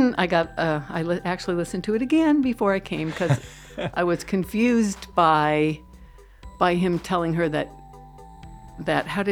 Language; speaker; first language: English; native; English